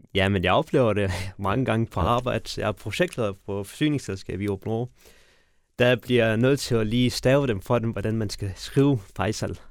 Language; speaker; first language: Danish; early bilingual, other home language; Persian